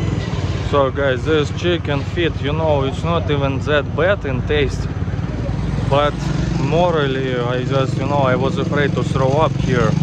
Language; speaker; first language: English; non-native, fluent; Russian